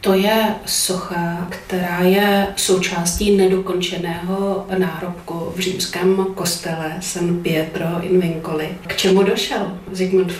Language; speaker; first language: Czech; native; Czech